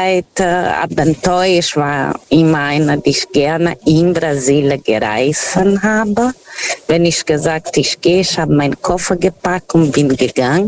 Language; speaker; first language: German; non-native, fluent; Portuguese